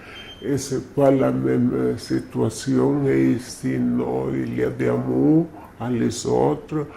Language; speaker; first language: French; non-native, learner; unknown